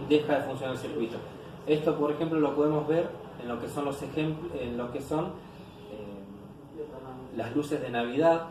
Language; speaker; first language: Spanish; native; Spanish